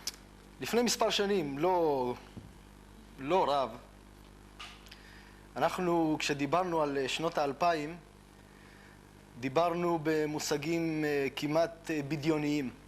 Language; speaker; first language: Hebrew; native; Hebrew